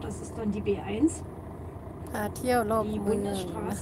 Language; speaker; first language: German; native; German